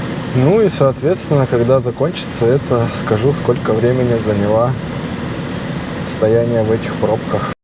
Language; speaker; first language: Russian; native; Russian